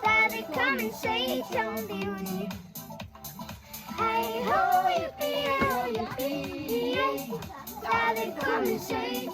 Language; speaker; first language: Icelandic; early bilingual, heritage; Icelandic